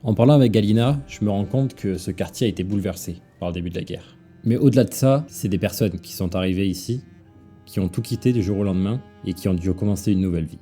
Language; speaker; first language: French; native; French